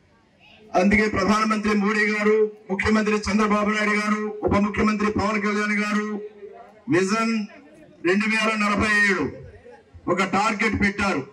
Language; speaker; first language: Telugu; native; Telugu